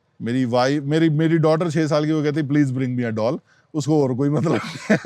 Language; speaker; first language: Hindi; native; Hindi